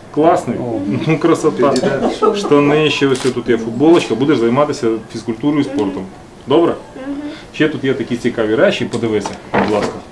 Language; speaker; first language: Ukrainian; native; Ukrainian